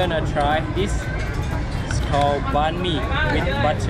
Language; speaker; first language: English; non-native, learner; Thai